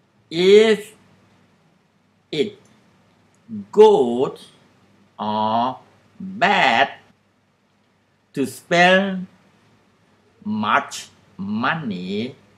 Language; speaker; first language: English; non-native, fluent; Thai